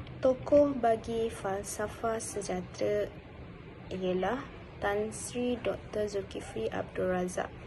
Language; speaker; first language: Malay; native; Malay